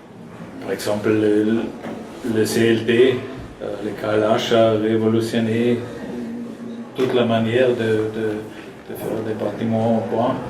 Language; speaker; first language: French; non-native, learner; German